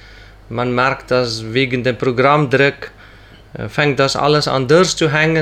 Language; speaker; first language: German; non-native, local second language; Plautdietsch